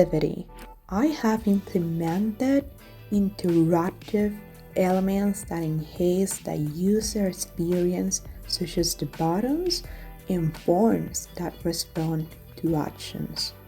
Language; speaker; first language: English; non-native, fluent; Spanish